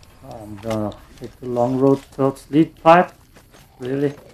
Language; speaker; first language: English; non-native, fluent; German